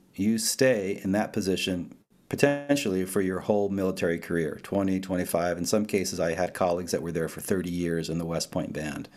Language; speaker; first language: English; early bilingual, other home language; Italian